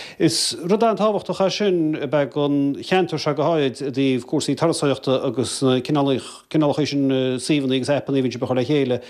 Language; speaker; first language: Irish; native; Irish